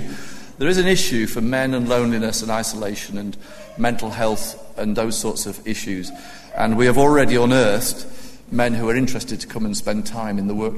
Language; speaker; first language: English; native; English